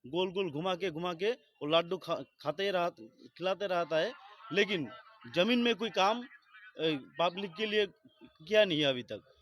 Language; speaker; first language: Hindi; non-native, local second language; Bangla